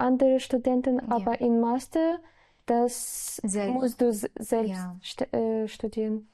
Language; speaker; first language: German; non-native, learner; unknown